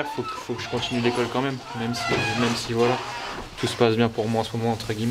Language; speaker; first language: French; native; French